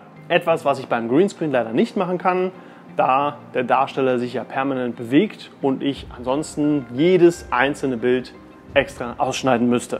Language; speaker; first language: German; native; German